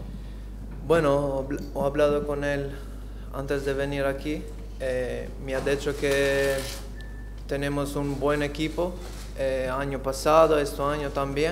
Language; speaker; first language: Spanish; non-native, learner; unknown